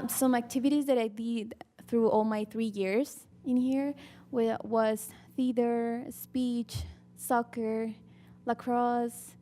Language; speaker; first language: English; early bilingual, other home language; Spanish